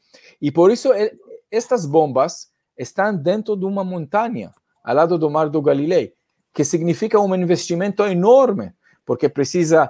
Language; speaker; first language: Portuguese; non-native, fluent; Hebrew